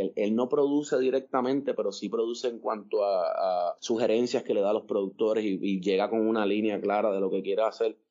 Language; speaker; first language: Spanish; native; Spanish